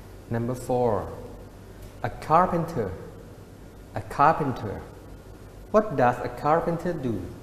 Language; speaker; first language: English; non-native, fluent; Thai